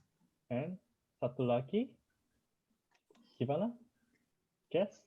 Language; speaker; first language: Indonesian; non-native, learner; Korean